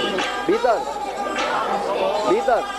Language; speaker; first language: Arabic; native; Arabic